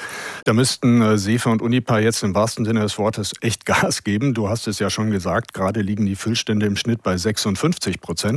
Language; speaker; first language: German; native; German